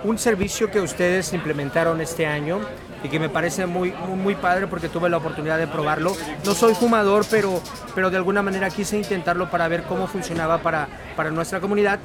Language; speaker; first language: Spanish; native; Spanish